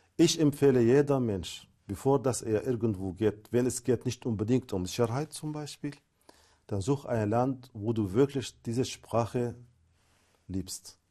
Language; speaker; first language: German; non-native, fluent; Arabic